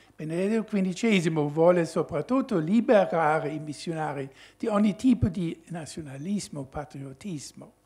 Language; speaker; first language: Italian; non-native, fluent; German